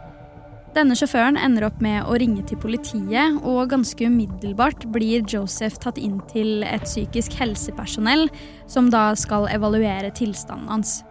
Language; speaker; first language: Norwegian; native; Norwegian